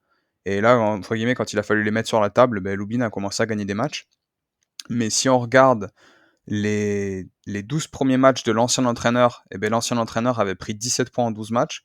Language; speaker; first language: French; native; French